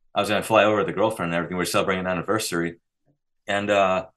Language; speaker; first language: English; native; English